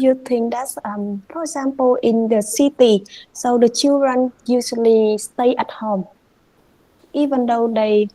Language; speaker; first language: English; non-native, fluent; Vietnamese